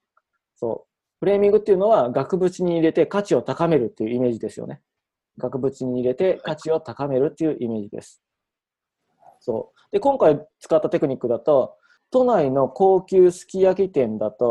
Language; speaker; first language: Japanese; native; Japanese